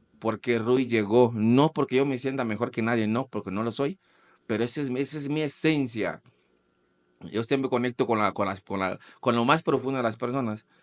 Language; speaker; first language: Spanish; non-native, fluent; Portuguese